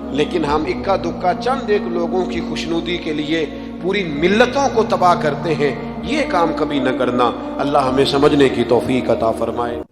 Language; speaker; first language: Urdu; non-native, local second language; Punjabi